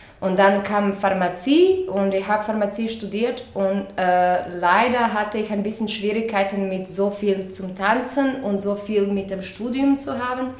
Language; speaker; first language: German; non-native, fluent; Croatian